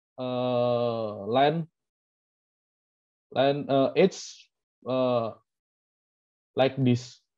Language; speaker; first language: English; non-native, learner; Indonesian